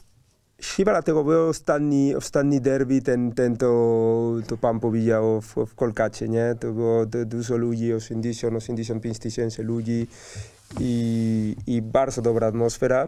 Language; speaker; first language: Polish; non-native, learner; Spanish